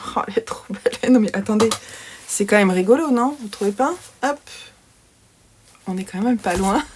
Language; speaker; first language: French; native; French